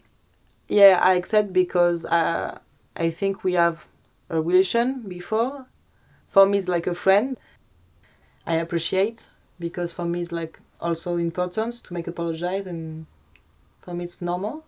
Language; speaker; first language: English; non-native, learner; French